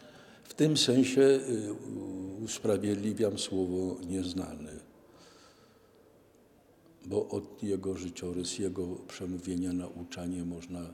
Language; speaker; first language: Polish; native; Polish